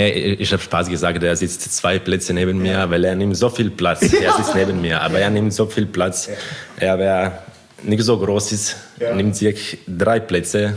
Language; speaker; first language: German; non-native, fluent; Croatian